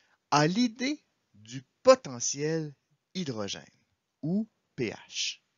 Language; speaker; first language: French; native; French